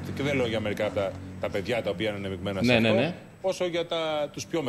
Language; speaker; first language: Greek; native; Greek